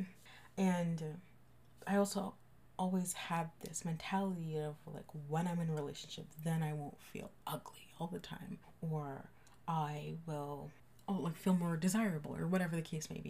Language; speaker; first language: English; native; English